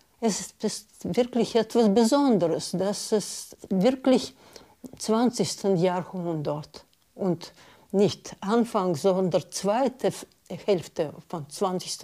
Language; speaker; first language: German; non-native, learner; Russian